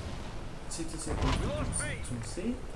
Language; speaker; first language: German; non-native, learner; Portuguese